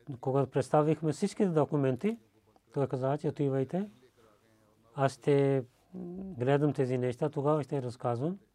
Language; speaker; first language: Bulgarian; non-native, learner; Urdu